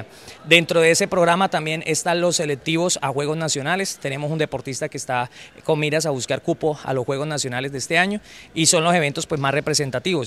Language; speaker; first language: Spanish; native; Spanish